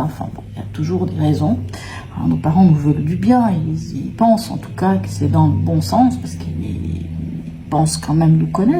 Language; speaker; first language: French; native; French